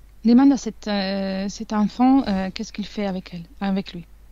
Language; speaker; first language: French; non-native, fluent; Italian